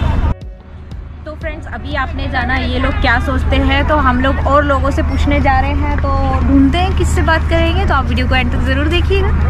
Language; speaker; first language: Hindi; native; Hindi